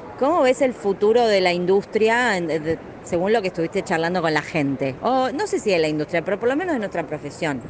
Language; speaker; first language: Spanish; native; Spanish